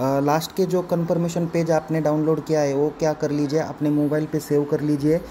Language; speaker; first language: Hindi; non-native, local second language; Marathi